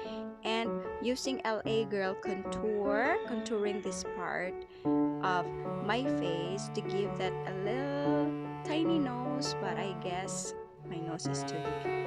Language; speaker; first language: English; non-native, local second language; Filipino